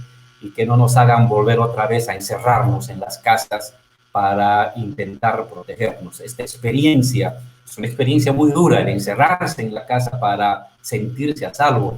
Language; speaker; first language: Spanish; native; Spanish